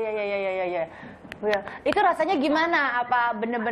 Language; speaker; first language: Indonesian; native; Indonesian